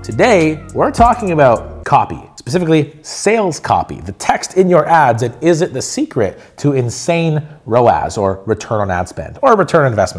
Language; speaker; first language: English; native; English